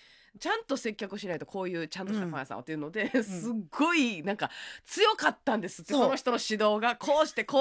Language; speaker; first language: Japanese; native; Japanese